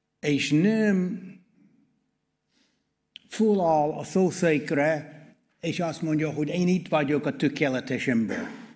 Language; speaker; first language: Hungarian; non-native, learner; English